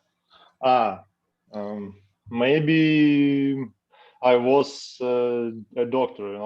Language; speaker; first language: English; non-native, learner; Russian